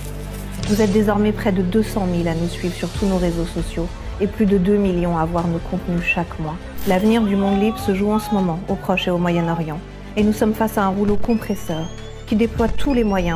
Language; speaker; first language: French; native; French